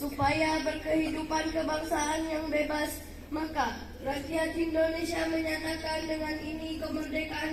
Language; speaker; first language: Indonesian; native; Indonesian